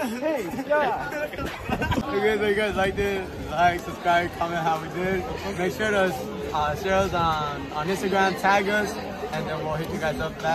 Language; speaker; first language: English; early bilingual, other home language; Spanish